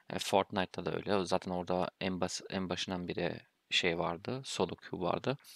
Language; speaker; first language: Turkish; early bilingual, heritage; Turkish